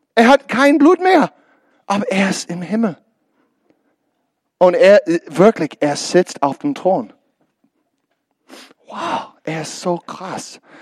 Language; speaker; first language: German; non-native, learner; English